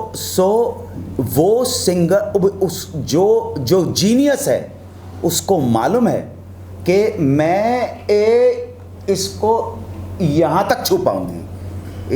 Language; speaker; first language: Hindi; native; Hindi